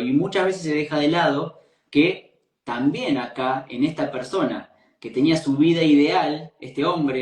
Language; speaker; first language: Spanish; native; Spanish